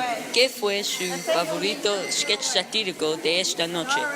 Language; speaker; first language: Spanish; non-native, learner; English